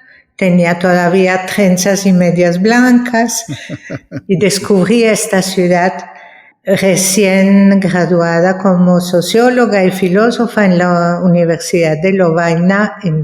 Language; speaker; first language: Spanish; non-native, fluent; French